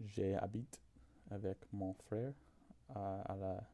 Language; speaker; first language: French; non-native, learner; English